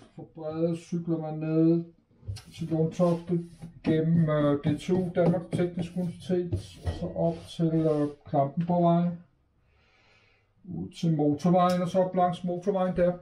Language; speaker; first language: Danish; native; Danish